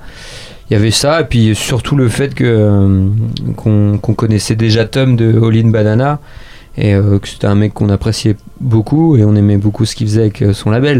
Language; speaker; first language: French; native; French